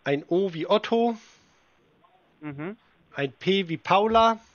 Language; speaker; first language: German; native; German